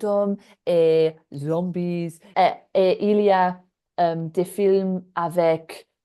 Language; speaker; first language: French; non-native, learner; English